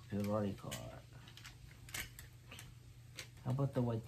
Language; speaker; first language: English; non-native, local second language; Filipino